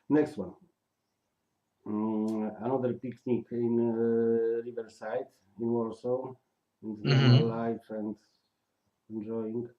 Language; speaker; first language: English; non-native, learner; Polish